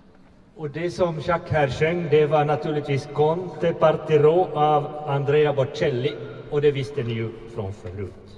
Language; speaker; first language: Swedish; native; Swedish